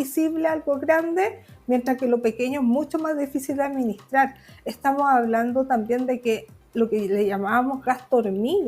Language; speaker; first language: Spanish; native; Spanish